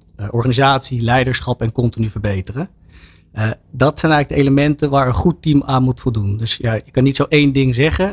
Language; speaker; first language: Dutch; native; Dutch